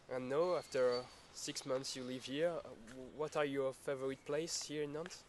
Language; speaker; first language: English; non-native, learner; French